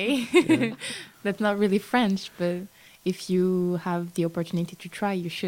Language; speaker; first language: English; non-native, learner; French